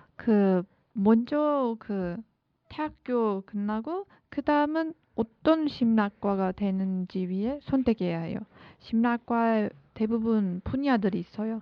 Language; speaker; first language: Korean; non-native, learner; Turkish